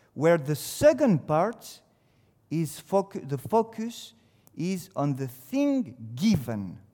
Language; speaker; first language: English; non-native, fluent; French